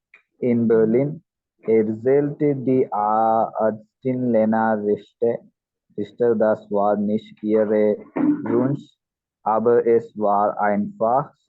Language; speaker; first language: German; non-native, learner; Malayalam